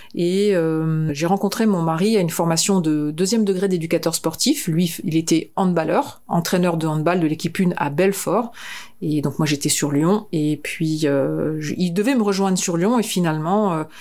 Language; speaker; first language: French; native; French